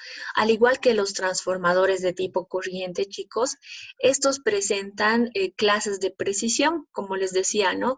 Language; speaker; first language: Spanish; native; Spanish